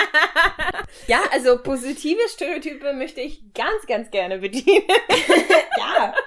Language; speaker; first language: German; non-native, fluent; Italian